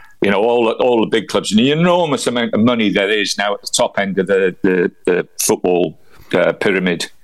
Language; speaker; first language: English; native; English